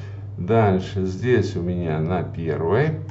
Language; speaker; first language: Russian; native; Russian